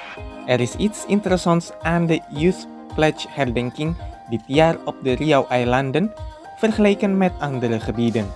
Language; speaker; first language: Dutch; non-native, fluent; Indonesian